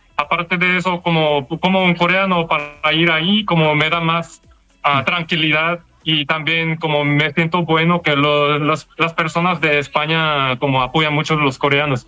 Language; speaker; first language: Spanish; non-native, learner; Korean